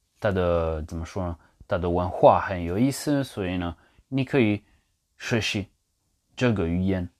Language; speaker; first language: Chinese; non-native, learner; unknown